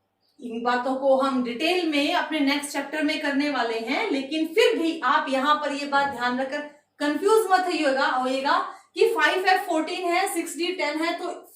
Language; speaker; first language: Hindi; native; Hindi